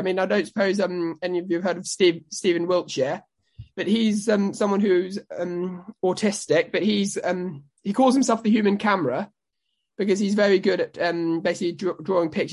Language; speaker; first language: English; native; English